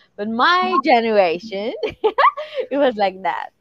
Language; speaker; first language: English; non-native, fluent; Persian